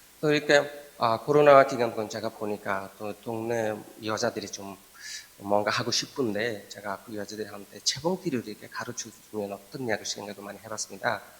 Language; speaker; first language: Korean; non-native, fluent; Bangla